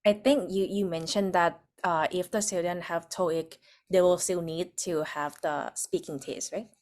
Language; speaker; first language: English; non-native, fluent; Thai